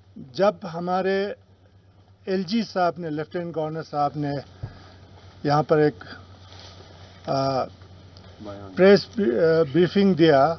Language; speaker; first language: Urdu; non-native, local second language; Ladakhi